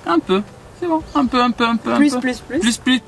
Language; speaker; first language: French; non-native, learner; Arabic